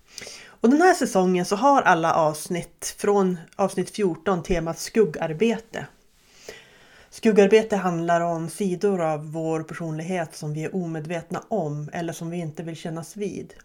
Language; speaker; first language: Swedish; native; Swedish